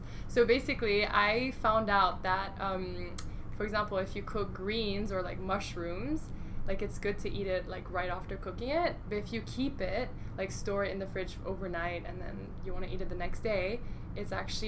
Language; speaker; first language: English; non-native, local second language; Cantonese